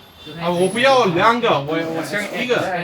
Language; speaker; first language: Chinese; non-native, learner; Serbian